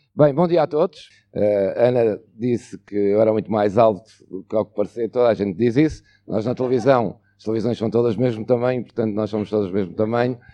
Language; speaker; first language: Portuguese; native; Portuguese